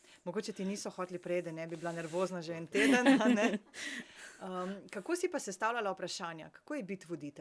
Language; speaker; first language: Slovenian; native; Slovenian